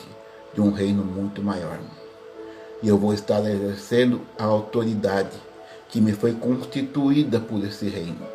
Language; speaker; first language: Portuguese; native; Portuguese